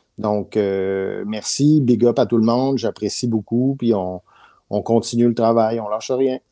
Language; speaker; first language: French; native; French